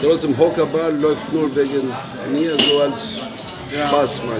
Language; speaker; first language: German; non-native, learner; Albanian